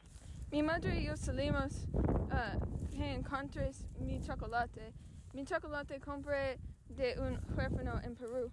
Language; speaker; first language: Spanish; non-native, learner; English